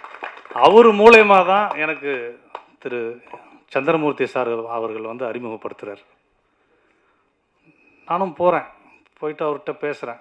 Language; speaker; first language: Tamil; native; Tamil